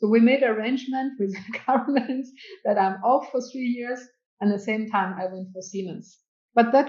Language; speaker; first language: English; non-native, fluent; Chinese